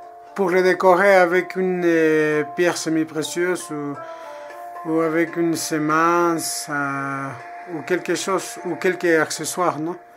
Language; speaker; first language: French; non-native, learner; Spanish